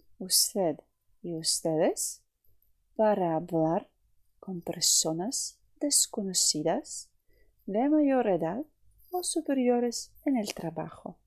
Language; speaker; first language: Spanish; non-native, fluent; Ukrainian